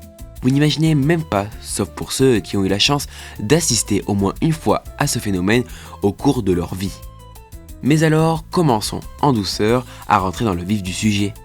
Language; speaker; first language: French; native; French